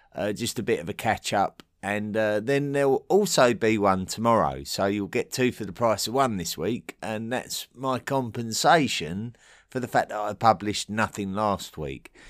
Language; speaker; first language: English; native; English